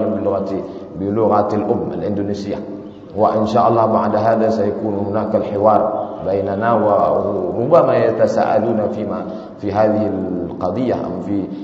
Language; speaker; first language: Arabic; non-native, fluent; Indonesian